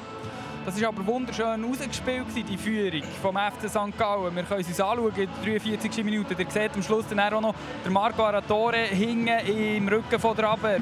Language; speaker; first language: German; native; German